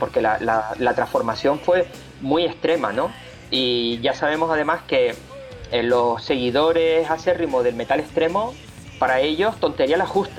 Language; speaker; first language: Spanish; native; Spanish